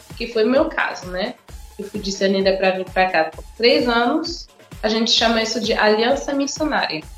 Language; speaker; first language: Portuguese; non-native, fluent; English